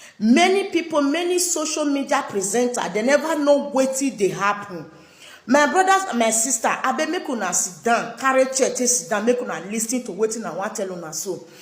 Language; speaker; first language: Nigerian Pidgin; native; Nigerian Pidgin